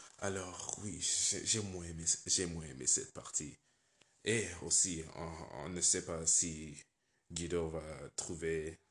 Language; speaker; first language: French; non-native, learner; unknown